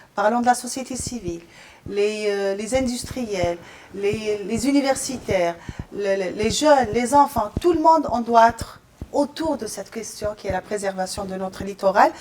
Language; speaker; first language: French; non-native, local second language; Arabic